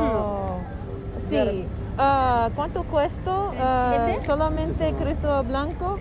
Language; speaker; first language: Spanish; non-native, learner; English